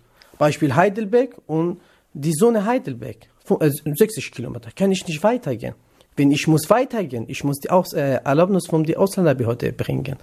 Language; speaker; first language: German; non-native, learner; Kurdish